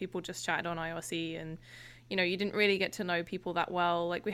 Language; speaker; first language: English; native; English